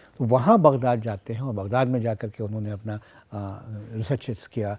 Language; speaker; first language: Urdu; native; Urdu